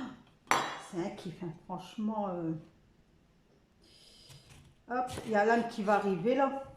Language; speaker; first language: French; native; French